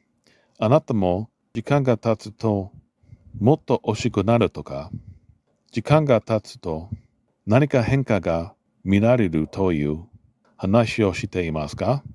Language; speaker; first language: Japanese; non-native, learner; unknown